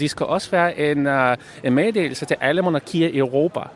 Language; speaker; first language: Danish; non-native, local second language; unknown